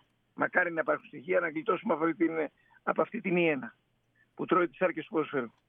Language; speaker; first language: Greek; native; Greek